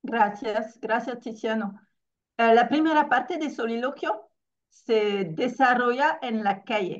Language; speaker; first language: Spanish; non-native, fluent; French